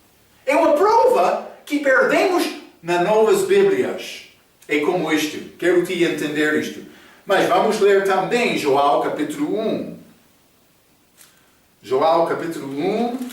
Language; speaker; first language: Portuguese; non-native, fluent; English